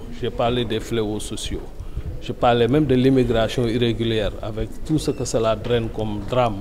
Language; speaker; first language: French; non-native, local second language; Wolof